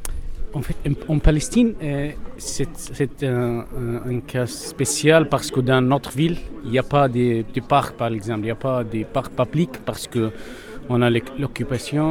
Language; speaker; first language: French; non-native, learner; Arabic